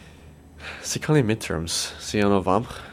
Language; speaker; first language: French; non-native, local second language; English